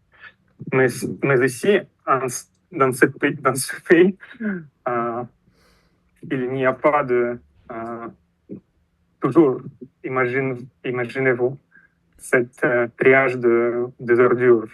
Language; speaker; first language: French; non-native, fluent; Russian